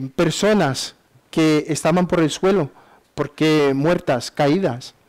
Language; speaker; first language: Spanish; non-native, fluent; French